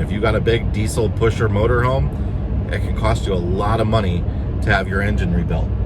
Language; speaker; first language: English; native; English